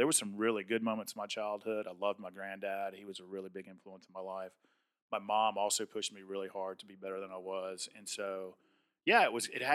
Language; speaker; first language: English; native; English